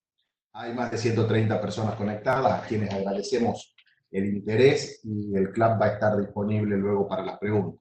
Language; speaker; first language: Spanish; native; Spanish